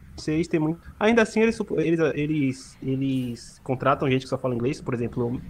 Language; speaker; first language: Portuguese; native; Portuguese